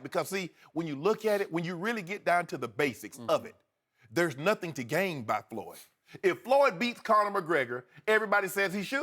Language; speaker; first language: English; native; English